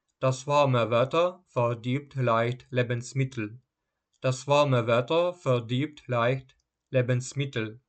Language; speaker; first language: German; non-native, fluent; Ukrainian